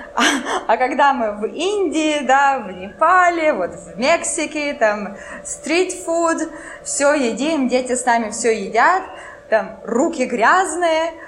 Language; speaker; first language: Russian; non-native, local second language; French